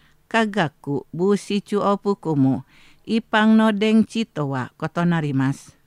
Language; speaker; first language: Japanese; non-native, learner; Indonesian